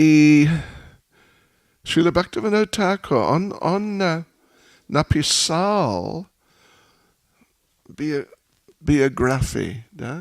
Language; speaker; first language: Russian; non-native, learner; English